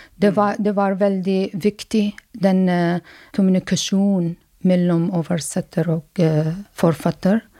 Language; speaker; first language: Norwegian; non-native, learner; Arabic